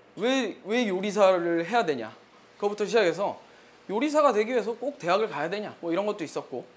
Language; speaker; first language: Korean; native; Korean